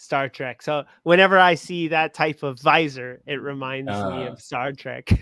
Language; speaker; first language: English; native; English